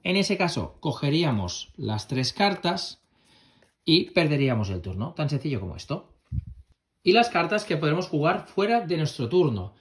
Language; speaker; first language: Spanish; native; Spanish